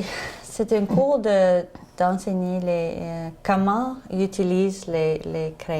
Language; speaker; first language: French; non-native, learner; English